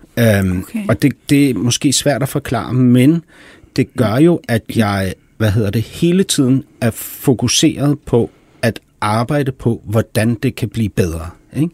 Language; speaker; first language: Danish; early bilingual, heritage; Danish